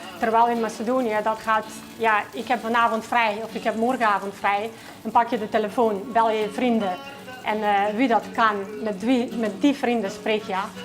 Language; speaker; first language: Dutch; non-native, fluent; Macedonian